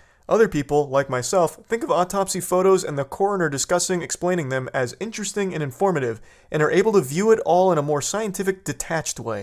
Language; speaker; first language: English; native; English